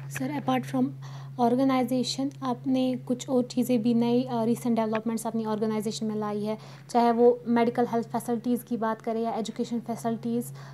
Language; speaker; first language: Hindi; non-native, local second language; Kashmiri